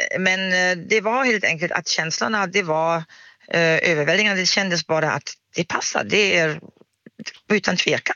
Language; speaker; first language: Swedish; non-native, fluent; German